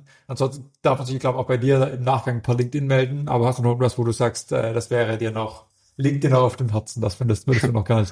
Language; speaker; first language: German; native; German